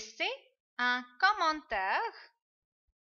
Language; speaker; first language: French; non-native, fluent; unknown